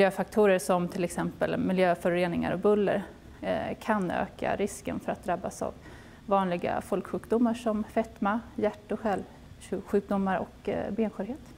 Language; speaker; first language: Swedish; native; Swedish